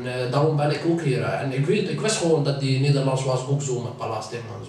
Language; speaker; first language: Dutch; non-native, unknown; Arabic